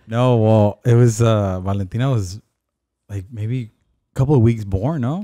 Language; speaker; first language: English; early bilingual, other home language; Spanish